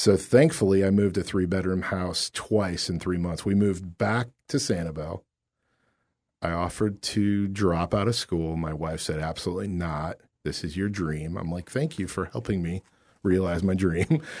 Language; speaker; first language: English; native; English